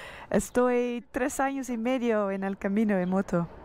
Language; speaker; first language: Spanish; non-native, learner; Dutch